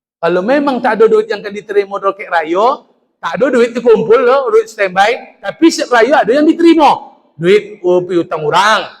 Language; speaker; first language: Malay; native; Malay